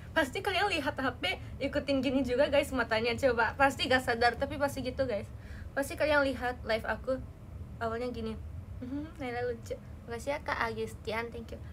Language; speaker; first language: Indonesian; native; Indonesian